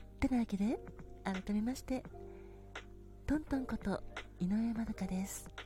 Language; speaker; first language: Japanese; native; Japanese